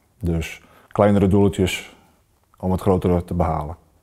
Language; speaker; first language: Dutch; native; Dutch